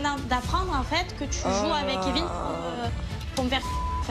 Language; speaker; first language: French; native; French